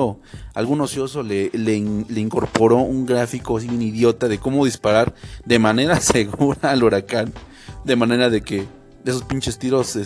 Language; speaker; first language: Spanish; native; Spanish